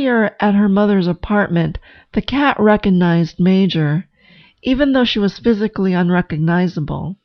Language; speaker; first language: English; native; English